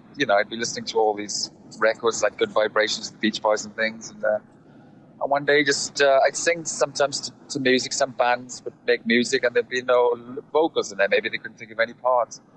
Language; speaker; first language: English; native; English